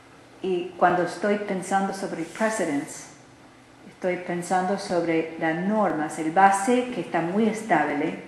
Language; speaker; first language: Spanish; non-native, learner; English